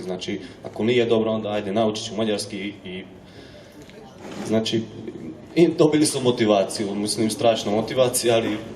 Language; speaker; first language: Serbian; non-native, local second language; Hungarian